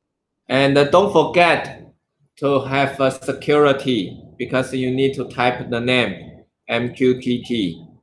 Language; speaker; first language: English; non-native, learner; Chinese